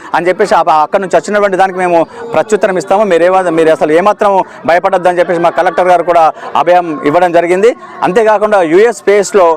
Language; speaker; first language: Telugu; native; Telugu